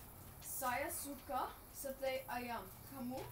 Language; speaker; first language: Indonesian; non-native, learner; English